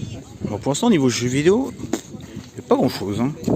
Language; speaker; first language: French; native; French